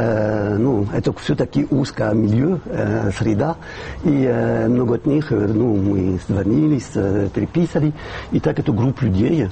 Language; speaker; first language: Russian; non-native, fluent; French